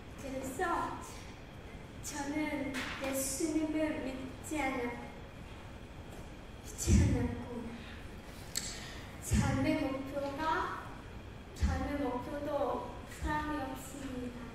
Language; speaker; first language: Korean; non-native, learner; Khmer